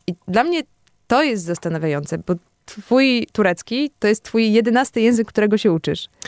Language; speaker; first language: Polish; native; Polish